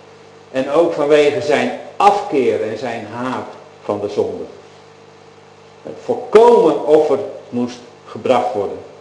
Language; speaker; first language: Dutch; native; Dutch